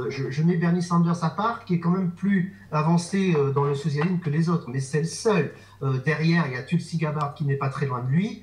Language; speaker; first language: French; native; French